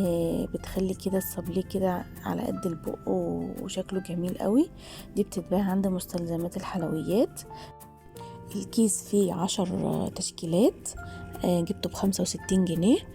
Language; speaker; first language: Arabic; native; Arabic